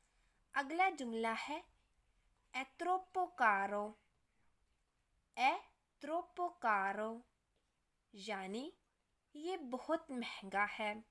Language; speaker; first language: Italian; non-native, fluent; Urdu